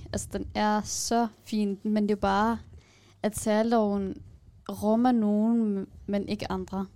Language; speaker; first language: Danish; non-native, fluent; Kurdish